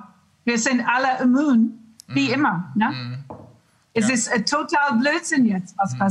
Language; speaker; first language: German; non-native, learner; English